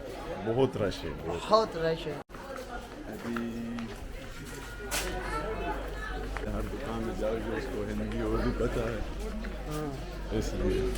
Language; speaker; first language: Hindi; non-native, local second language; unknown